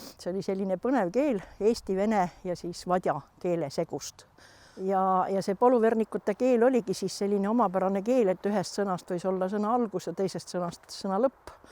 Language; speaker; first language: Estonian; native; Estonian